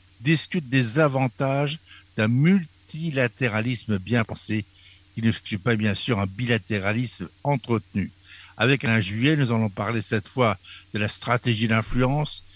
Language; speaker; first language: French; native; French